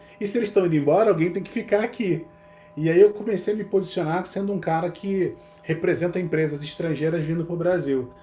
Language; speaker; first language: Portuguese; native; Portuguese